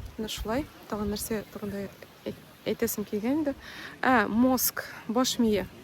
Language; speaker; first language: Tatar; non-native, local second language; Russian